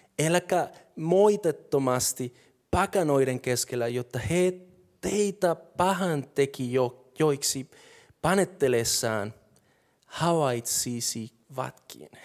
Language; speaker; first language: Finnish; non-native, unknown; Spanish